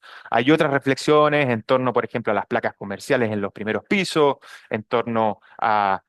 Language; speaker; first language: Spanish; native; Spanish